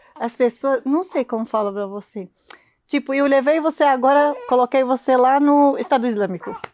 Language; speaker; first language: Portuguese; non-native, learner; Arabic